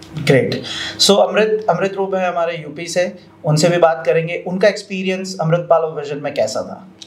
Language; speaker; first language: Hindi; non-native, local second language; Punjabi